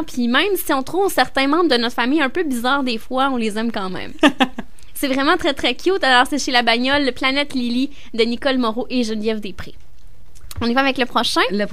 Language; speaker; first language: French; native; French